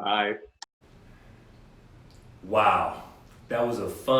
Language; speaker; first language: English; native; English